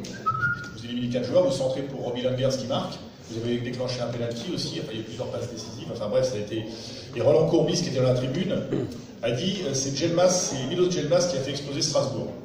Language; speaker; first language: French; native; French